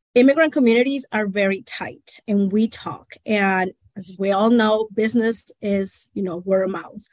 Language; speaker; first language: English; non-native, fluent; Spanish